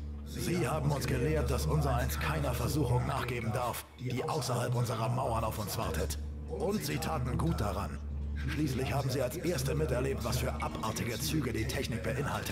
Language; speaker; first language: German; non-native, learner; Polish